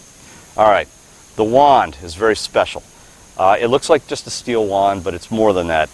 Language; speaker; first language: English; native; English